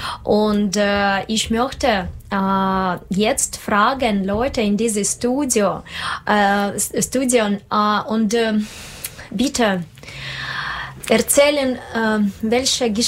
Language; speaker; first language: German; non-native, learner; Russian